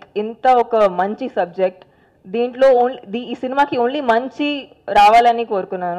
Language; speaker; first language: Telugu; non-native, local second language; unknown